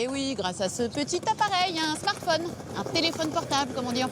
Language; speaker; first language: French; native; French